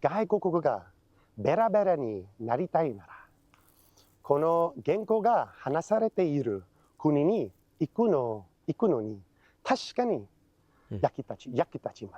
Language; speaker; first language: Japanese; non-native, learner; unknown